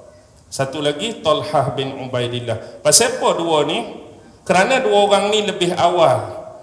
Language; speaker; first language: Malay; native; Malay